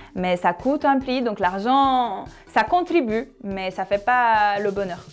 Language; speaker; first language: French; non-native, fluent; Portuguese